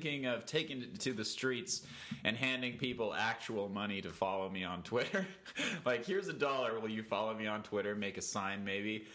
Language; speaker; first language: English; native; English